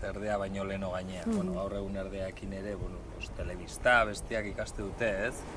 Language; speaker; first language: Basque; non-native, local second language; Spanish